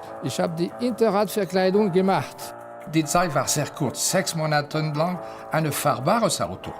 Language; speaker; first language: German; non-native, fluent; French